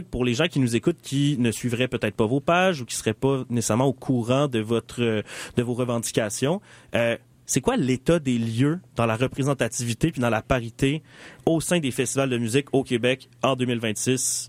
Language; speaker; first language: French; native; French